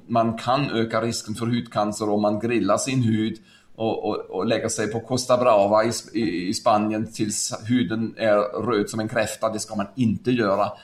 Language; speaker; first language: Swedish; non-native, fluent; German